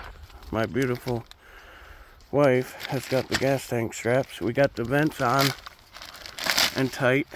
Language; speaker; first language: English; native; English